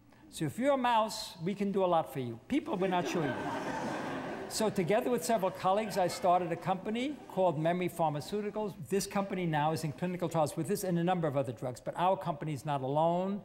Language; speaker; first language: English; early bilingual, other home language; German